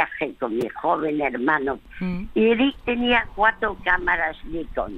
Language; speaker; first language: Spanish; early bilingual, other home language; French